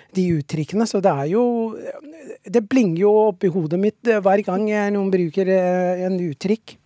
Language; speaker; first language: Norwegian; non-native, fluent; Somali